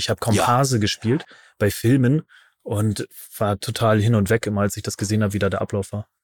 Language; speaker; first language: German; native; German